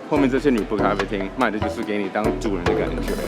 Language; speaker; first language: Chinese; native; Chinese